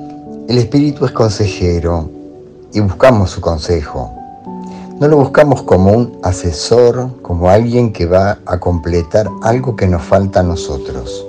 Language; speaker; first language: Spanish; native; Spanish